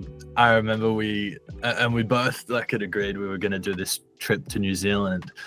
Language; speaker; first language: English; native; English